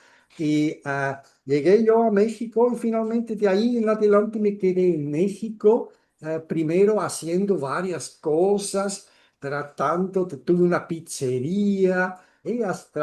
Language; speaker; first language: Spanish; non-native, fluent; German